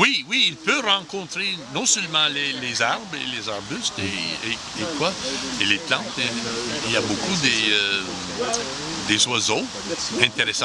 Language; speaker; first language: French; non-native, local second language; English